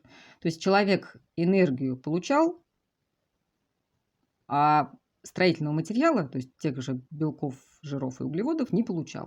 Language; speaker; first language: Russian; native; Russian